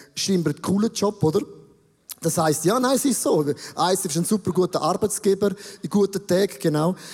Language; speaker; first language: German; native; German